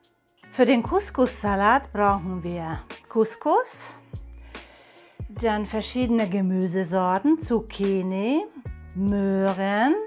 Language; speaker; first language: German; non-native, fluent; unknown